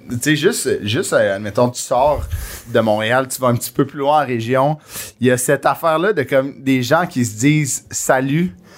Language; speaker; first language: French; native; French